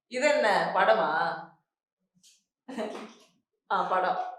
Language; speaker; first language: Tamil; non-native, learner; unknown